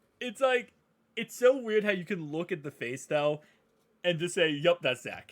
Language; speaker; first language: English; native; English